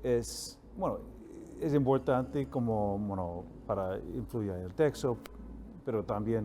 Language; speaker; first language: Spanish; non-native, fluent; English